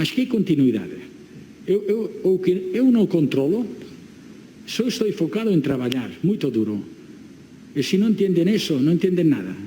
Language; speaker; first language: Portuguese; non-native, learner; Spanish